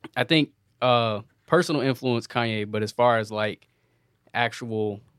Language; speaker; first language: English; native; English